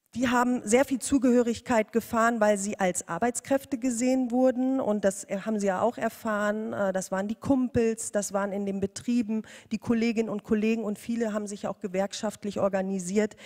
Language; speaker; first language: German; native; German